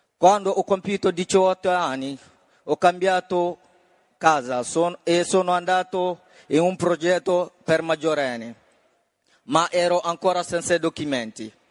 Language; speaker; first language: Italian; non-native, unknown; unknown